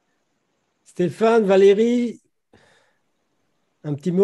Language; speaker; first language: French; native; French